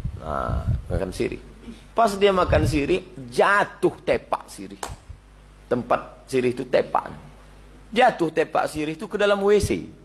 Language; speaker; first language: Malay; native; Malay